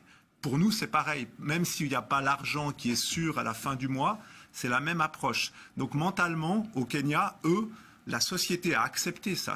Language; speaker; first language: French; native; French